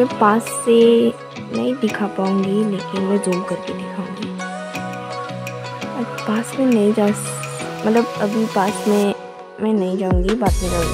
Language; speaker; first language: Hindi; non-native, local second language; Kok Borok